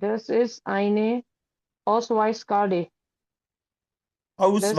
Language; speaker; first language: German; non-native, learner; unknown